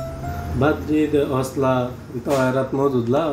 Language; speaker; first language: Arabic; non-native, learner; Hindi